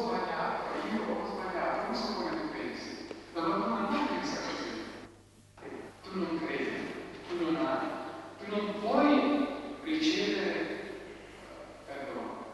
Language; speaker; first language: Italian; non-native, fluent; Croatian